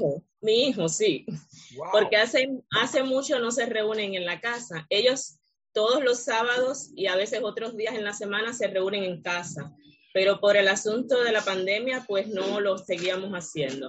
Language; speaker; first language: Spanish; native; Spanish